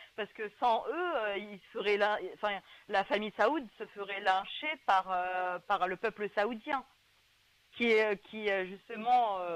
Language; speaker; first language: French; native; French